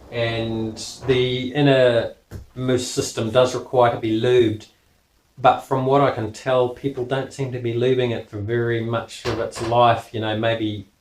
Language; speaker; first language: English; native; English